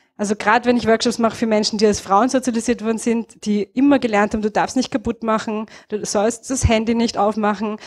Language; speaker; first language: German; native; German